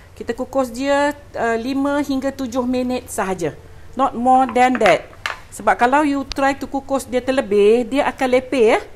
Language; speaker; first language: Malay; native; Malay